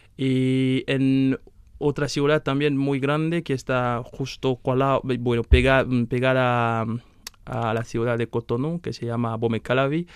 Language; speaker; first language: Spanish; non-native, fluent; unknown